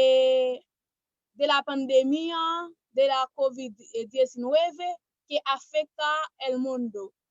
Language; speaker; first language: Spanish; non-native, learner; Haitian Creole